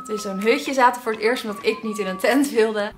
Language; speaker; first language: Dutch; native; Dutch